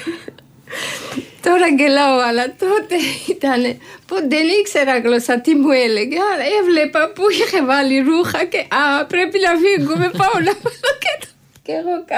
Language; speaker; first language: Greek; non-native, learner; Georgian